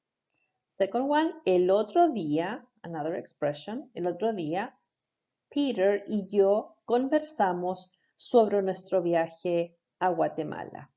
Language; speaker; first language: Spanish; non-native, fluent; English